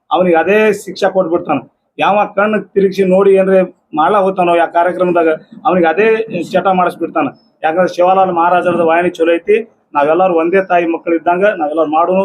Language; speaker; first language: Kannada; non-native, local second language; Lambadi